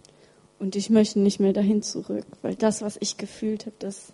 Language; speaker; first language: German; early bilingual, other home language; Russian